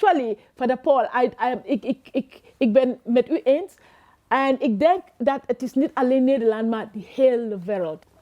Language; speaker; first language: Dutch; non-native, fluent; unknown